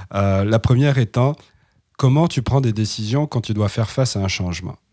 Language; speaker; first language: French; native; French